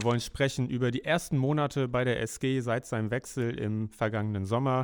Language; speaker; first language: German; native; German